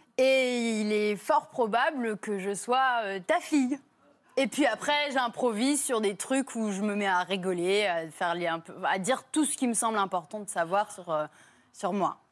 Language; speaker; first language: French; native; French